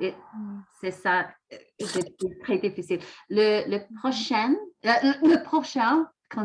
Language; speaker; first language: French; non-native, learner; English